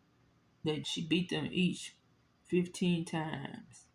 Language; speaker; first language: English; native; English